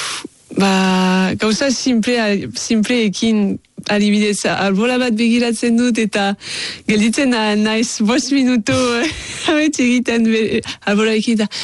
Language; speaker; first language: Basque; non-native, local second language; French